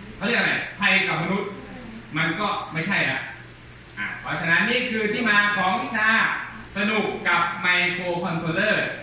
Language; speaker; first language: Thai; non-native, local second language; Lao